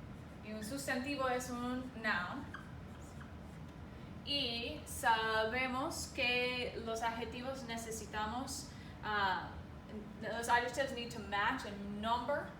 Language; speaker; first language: Spanish; non-native, fluent; English